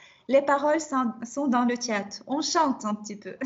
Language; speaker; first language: French; non-native, fluent; Russian